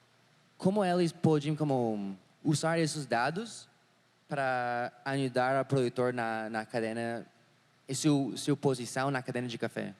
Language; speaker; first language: Portuguese; non-native, learner; English